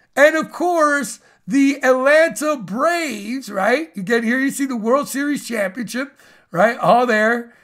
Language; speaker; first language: English; native; English